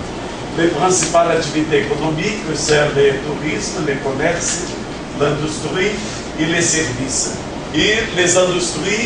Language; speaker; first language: French; non-native, fluent; Portuguese